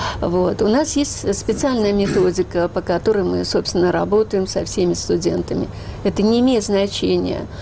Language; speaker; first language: Russian; native; Russian